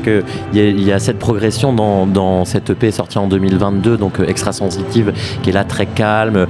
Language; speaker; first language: French; native; French